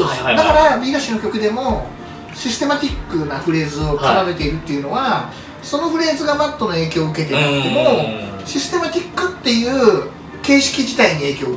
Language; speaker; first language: Japanese; native; Japanese